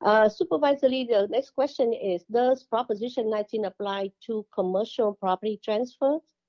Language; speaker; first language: English; non-native, fluent; Vietnamese